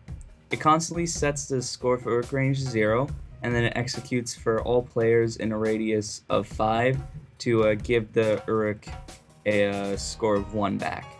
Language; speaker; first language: English; native; English